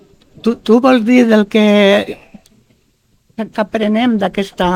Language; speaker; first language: Catalan; non-native, local second language; Spanish